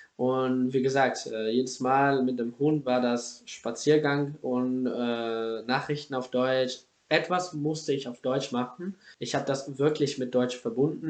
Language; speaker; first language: German; non-native, fluent; Spanish